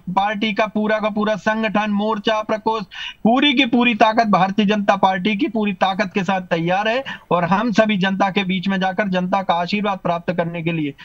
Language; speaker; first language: Hindi; native; Hindi